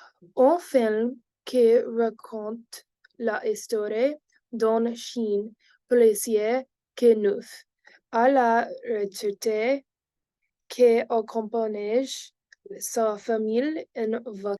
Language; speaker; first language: French; non-native, learner; English